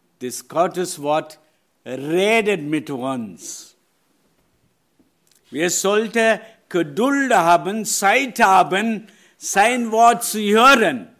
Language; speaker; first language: German; non-native, learner; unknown